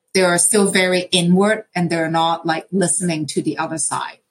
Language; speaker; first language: English; non-native, local second language; Cantonese